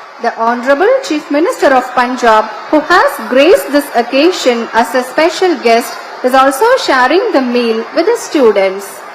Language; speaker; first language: English; non-native, local second language; Tamil